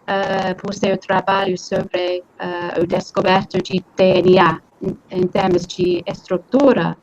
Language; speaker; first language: Portuguese; non-native, fluent; English